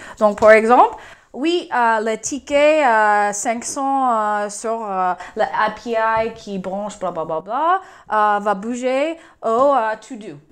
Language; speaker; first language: French; non-native, fluent; English